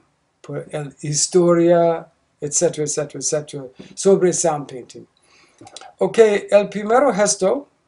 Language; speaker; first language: Spanish; non-native, learner; English